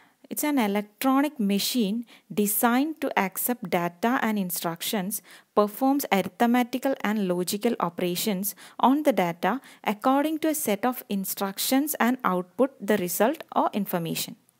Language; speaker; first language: English; non-native, local second language; Malayalam